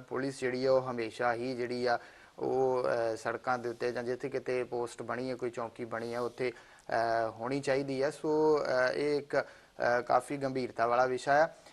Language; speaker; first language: Punjabi; native; Punjabi